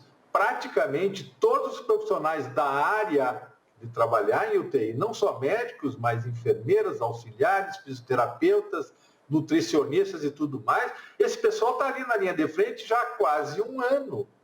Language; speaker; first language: Portuguese; native; Portuguese